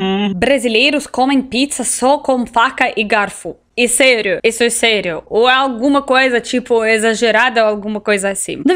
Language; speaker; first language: Portuguese; non-native, learner; Russian